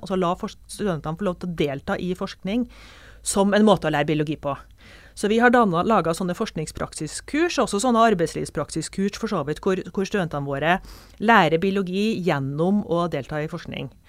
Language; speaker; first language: Norwegian; native; Norwegian